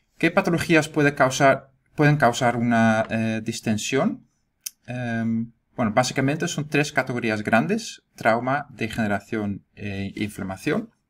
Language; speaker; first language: Spanish; non-native, fluent; Dutch